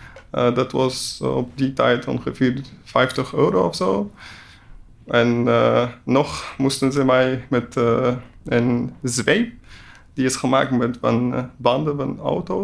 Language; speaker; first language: Dutch; non-native, learner; Persian